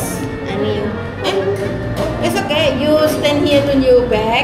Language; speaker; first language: English; non-native, learner; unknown